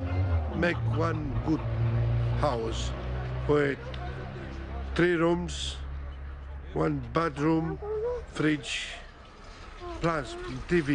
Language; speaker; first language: English; non-native, learner; Romanian